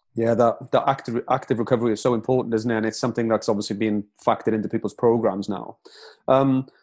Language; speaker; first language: English; native; English